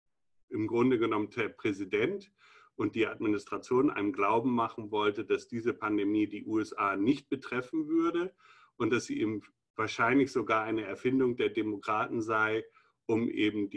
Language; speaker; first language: German; native; German